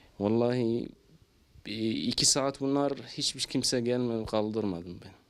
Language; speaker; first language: Turkish; non-native, learner; Arabic